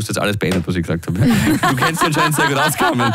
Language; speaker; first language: German; native; German